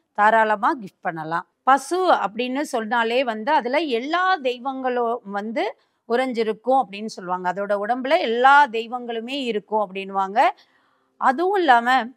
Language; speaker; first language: Tamil; native; Tamil